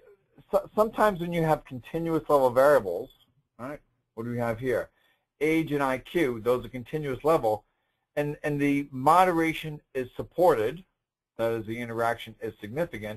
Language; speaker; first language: English; native; English